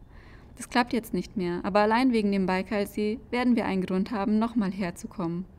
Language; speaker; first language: German; native; German